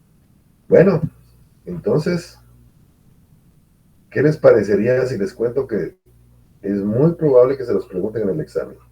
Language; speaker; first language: Spanish; native; Spanish